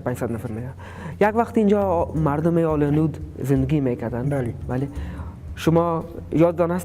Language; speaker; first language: Persian; non-native, local second language; Punjabi